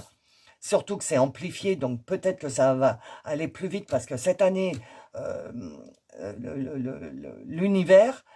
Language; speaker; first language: French; native; French